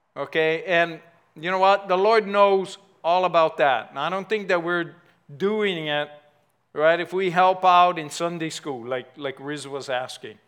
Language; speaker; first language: English; native; English